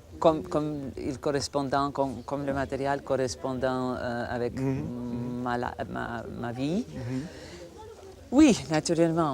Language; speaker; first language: French; non-native, fluent; Croatian